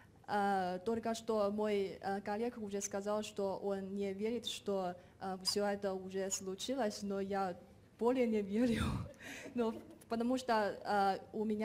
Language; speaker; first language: Russian; non-native, fluent; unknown